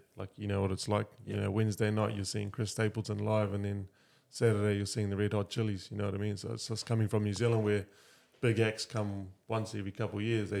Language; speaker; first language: English; native; English